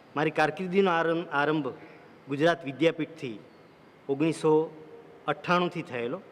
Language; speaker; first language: Gujarati; non-native, local second language; Vasavi